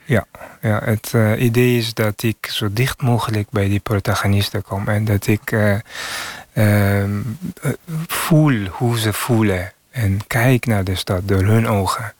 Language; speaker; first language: Dutch; non-native, fluent; Persian